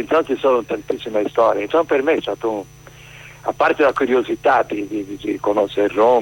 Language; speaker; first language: Italian; non-native, fluent; Portuguese